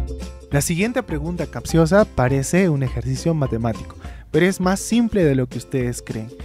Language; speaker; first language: Spanish; native; Spanish